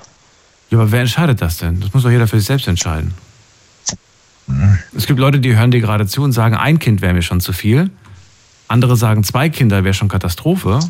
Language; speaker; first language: German; native; German